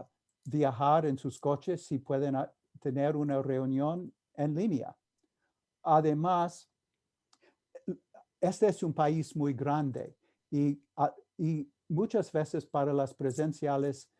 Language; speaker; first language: Spanish; non-native, fluent; English